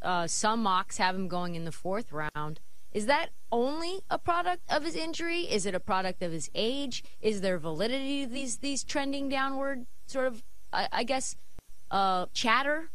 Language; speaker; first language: English; native; English